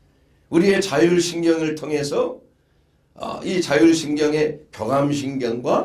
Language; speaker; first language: Korean; native; Korean